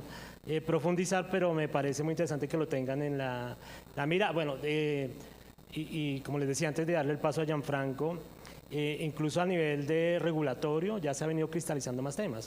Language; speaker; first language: Spanish; native; Spanish